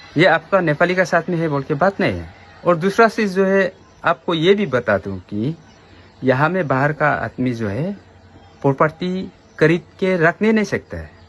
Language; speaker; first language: Hindi; non-native, local second language; Nepali